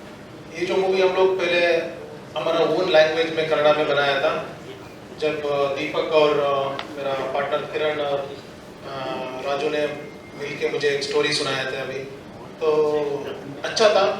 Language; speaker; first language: Hindi; non-native, local second language; Kannada